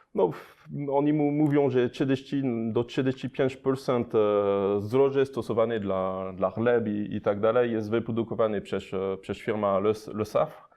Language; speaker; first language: Polish; non-native, learner; French